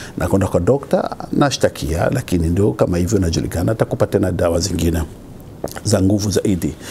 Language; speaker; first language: Swahili; native; Swahili